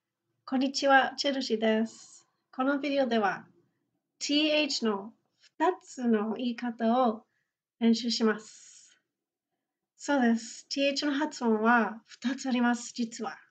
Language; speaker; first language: Japanese; non-native, fluent; English